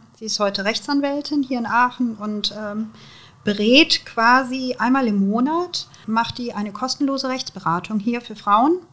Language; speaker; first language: German; early bilingual, other home language; Serbian